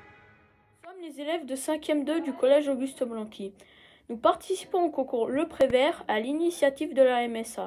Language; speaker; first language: French; native; French